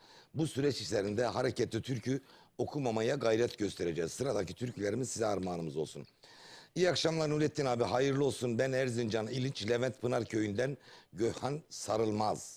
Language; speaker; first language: Turkish; native; Turkish